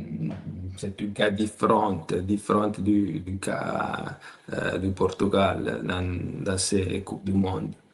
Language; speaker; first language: French; non-native, learner; Italian